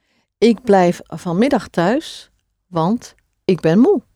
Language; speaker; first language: Dutch; non-native, fluent; English